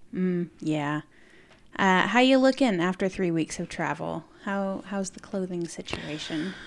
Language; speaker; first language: English; native; English